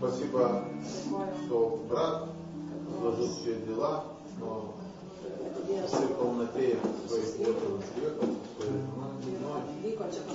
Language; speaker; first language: Russian; non-native, local second language; Lithuanian